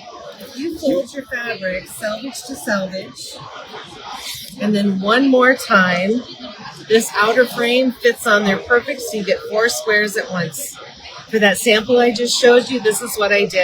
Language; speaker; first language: English; native; English